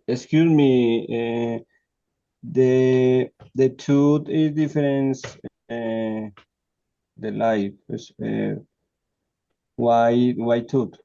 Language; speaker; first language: English; non-native, learner; Spanish